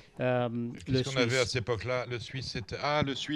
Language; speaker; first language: French; native; French